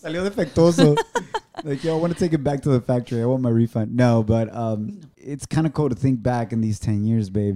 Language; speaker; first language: English; early bilingual, other home language; Spanish